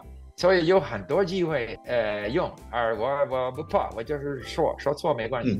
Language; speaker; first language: Chinese; non-native, fluent; English